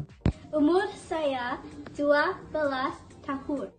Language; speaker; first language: Indonesian; non-native, learner; English